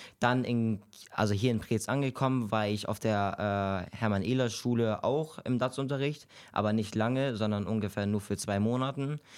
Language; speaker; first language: German; early bilingual, other home language; Kurdish